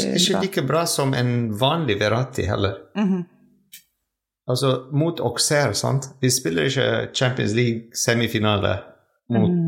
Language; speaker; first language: Norwegian; non-native, fluent; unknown